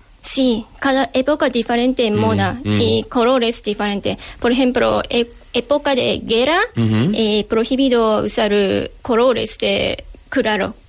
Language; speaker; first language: Spanish; non-native, learner; Japanese